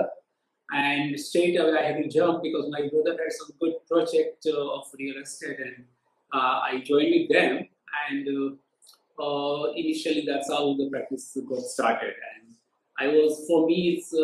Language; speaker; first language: English; non-native, local second language; Gujarati